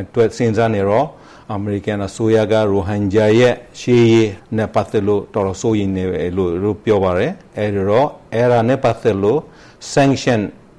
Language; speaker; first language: Burmese; non-native, local second language; Rohingya